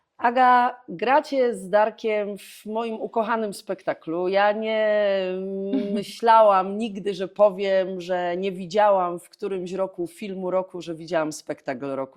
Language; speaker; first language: Polish; native; Polish